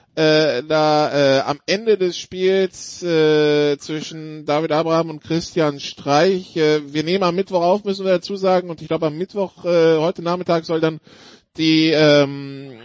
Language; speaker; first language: German; non-native, fluent; French